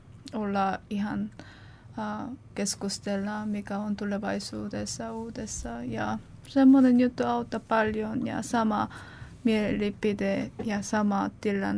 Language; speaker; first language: Finnish; non-native, learner; Korean